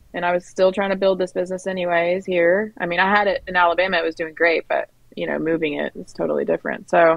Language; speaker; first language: English; native; English